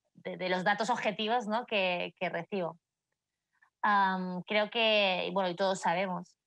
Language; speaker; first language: Spanish; native; Spanish